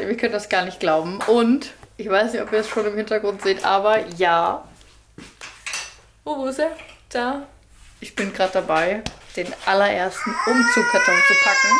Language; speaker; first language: German; native; German